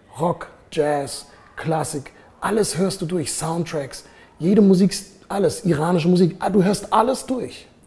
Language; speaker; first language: German; native; German